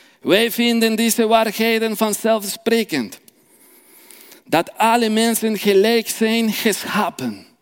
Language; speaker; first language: Dutch; non-native, fluent; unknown